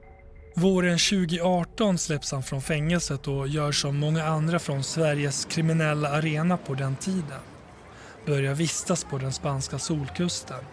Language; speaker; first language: Swedish; native; Swedish